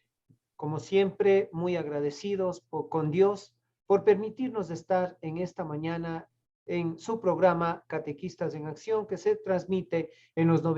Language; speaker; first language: Spanish; native; Spanish